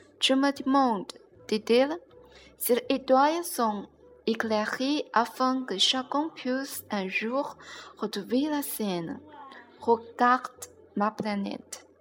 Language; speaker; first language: French; non-native, learner; Chinese